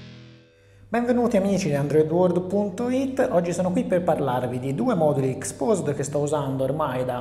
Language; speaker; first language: Italian; native; Italian